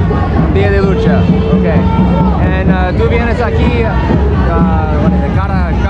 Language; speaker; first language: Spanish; non-native, learner; English